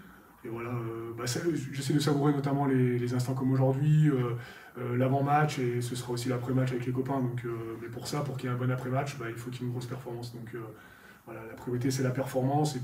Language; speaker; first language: French; native; French